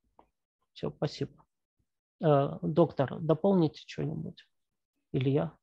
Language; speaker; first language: Russian; native; Russian